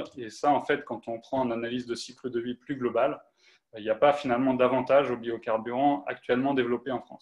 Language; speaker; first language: French; native; French